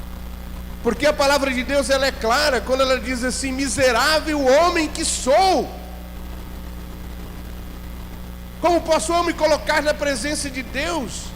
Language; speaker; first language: Portuguese; native; Portuguese